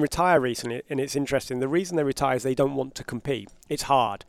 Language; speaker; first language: English; native; English